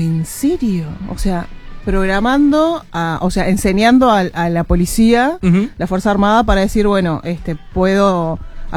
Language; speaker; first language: Spanish; native; Spanish